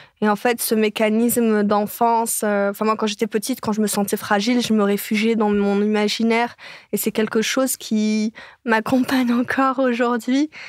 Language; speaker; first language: French; non-native, local second language; Arabic